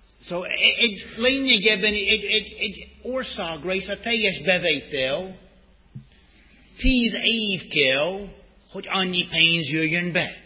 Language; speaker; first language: Hungarian; non-native, fluent; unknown